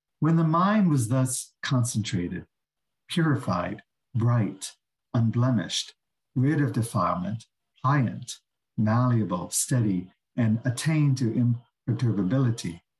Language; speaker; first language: English; native; English